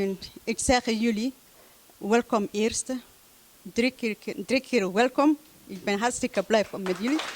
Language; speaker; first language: Dutch; early bilingual, other home language; Somali